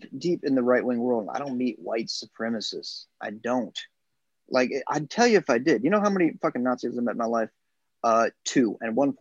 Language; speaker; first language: English; native; English